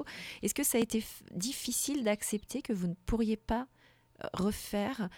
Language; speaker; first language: French; native; French